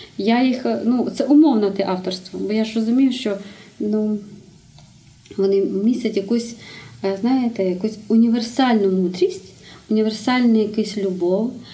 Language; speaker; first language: Ukrainian; native; Ukrainian